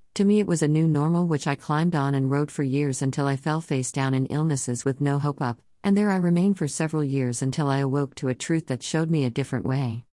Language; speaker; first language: English; non-native, local second language; Jamaican Creole English